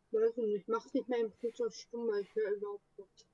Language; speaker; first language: German; native; German